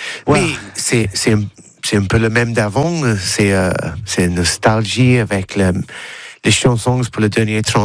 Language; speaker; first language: French; non-native, learner; English